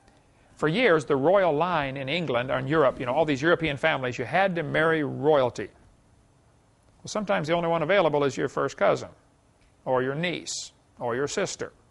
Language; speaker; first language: English; native; English